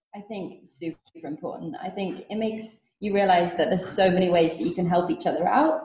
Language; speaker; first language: English; native; English